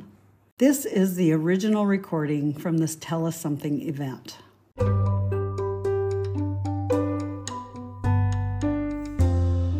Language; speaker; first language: English; native; English